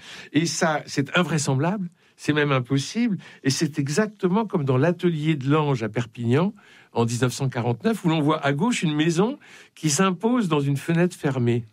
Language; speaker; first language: French; native; French